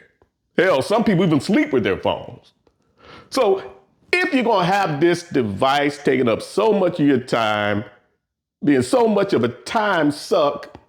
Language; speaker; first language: English; native; English